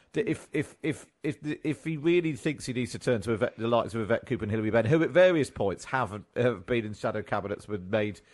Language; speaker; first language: English; native; English